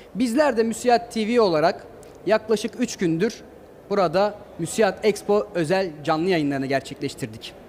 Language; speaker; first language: Turkish; native; Turkish